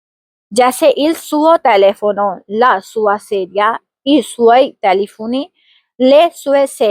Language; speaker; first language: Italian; non-native, fluent; Urdu